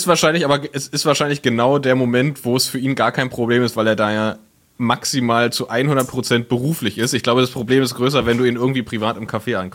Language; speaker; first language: German; native; German